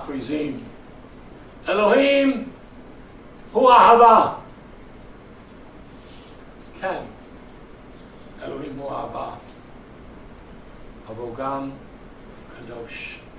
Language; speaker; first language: Hebrew; non-native, fluent; English